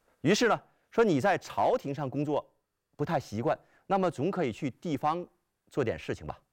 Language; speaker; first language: Chinese; native; Chinese